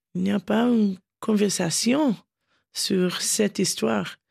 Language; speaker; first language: French; non-native, learner; English